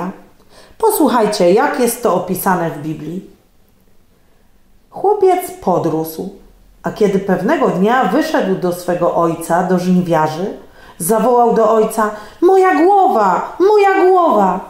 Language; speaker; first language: Polish; native; Polish